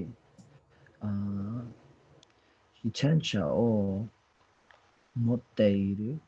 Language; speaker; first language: Japanese; non-native, learner; English